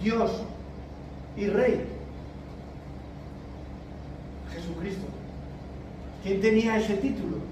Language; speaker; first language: Spanish; native; Spanish